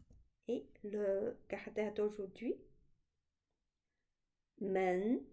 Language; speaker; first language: French; non-native, fluent; Chinese